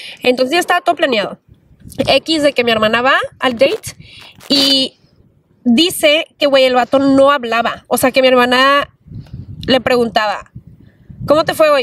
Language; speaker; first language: Spanish; early bilingual, heritage; Spanish